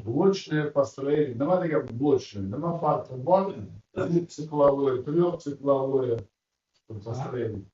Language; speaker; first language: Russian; non-native, local second language; Uzbek